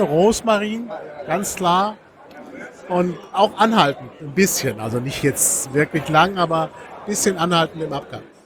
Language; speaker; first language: German; native; German